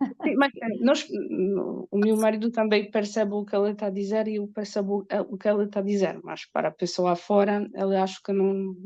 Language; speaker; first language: Portuguese; non-native, learner; Polish